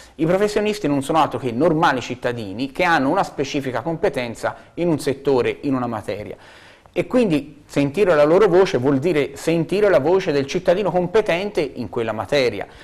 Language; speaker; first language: Italian; native; Italian